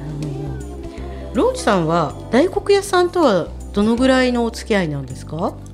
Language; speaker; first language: Japanese; native; Japanese